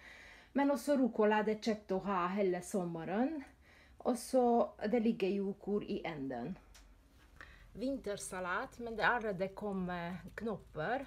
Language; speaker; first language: Norwegian; non-native, fluent; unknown